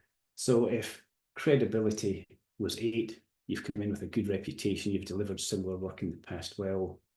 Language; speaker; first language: English; native; English